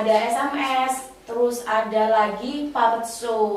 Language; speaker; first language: Indonesian; native; Indonesian